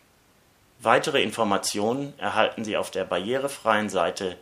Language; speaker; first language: German; native; German